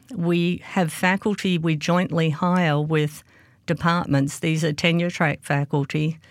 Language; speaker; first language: English; native; English